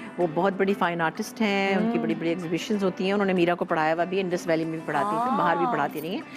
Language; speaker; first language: Urdu; native; Urdu